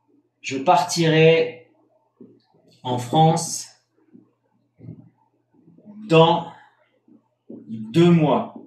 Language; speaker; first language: French; non-native, fluent; Spanish